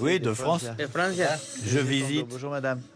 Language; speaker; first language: French; native; French